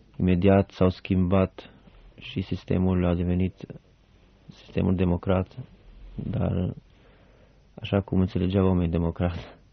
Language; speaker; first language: Romanian; non-native, fluent; Albanian